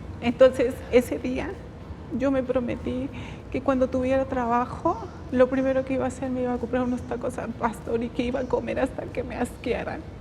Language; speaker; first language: Spanish; native; Spanish